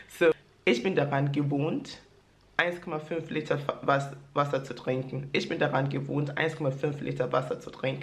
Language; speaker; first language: German; non-native, fluent; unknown